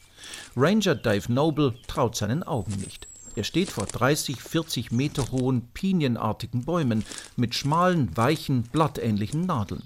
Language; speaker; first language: German; native; German